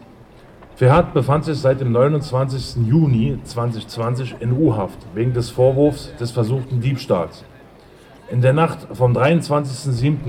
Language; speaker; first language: German; native; German